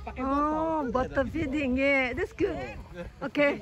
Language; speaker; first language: English; non-native, learner; Indonesian